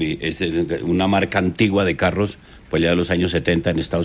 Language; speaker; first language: Spanish; native; Spanish